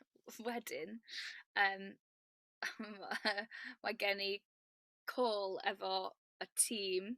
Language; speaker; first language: Welsh; non-native, learner; English